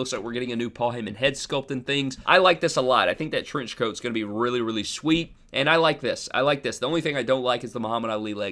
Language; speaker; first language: English; native; English